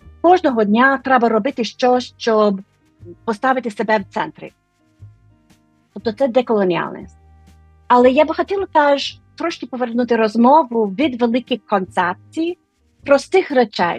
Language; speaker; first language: Ukrainian; non-native, fluent; English